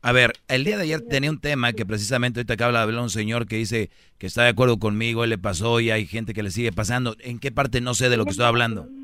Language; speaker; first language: Spanish; native; Spanish